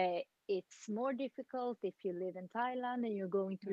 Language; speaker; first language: English; non-native, fluent; Swedish